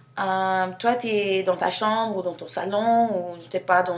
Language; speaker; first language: French; non-native, fluent; English